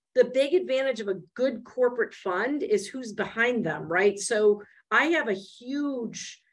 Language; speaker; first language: English; native; English